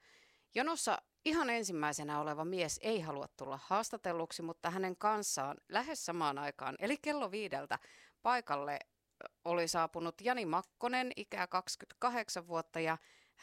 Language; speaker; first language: Finnish; native; Finnish